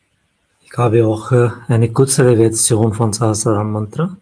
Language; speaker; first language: German; non-native, fluent; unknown